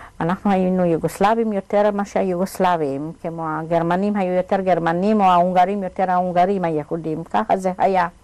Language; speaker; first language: Hebrew; non-native, fluent; German